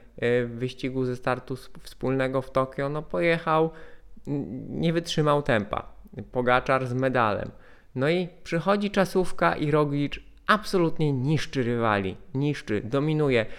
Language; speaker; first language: Polish; native; Polish